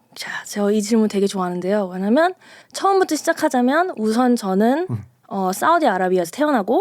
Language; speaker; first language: Korean; early bilingual, heritage; Korean